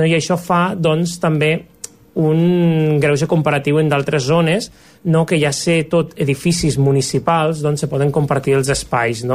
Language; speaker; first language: Catalan; native; Catalan